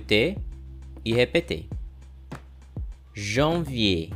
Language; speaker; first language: French; non-native, fluent; Portuguese